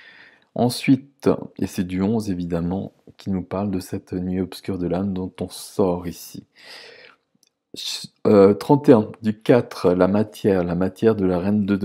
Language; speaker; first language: French; native; French